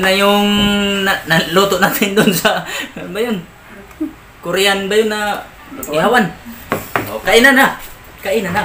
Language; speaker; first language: Filipino; non-native, local second language; Cebuano